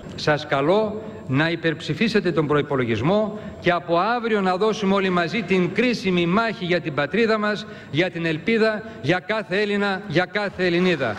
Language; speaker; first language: Greek; early bilingual, heritage; English